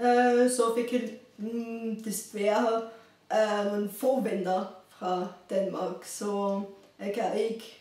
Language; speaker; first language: Danish; non-native, fluent; Bulgarian